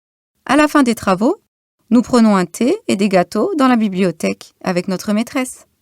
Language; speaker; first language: French; non-native, learner; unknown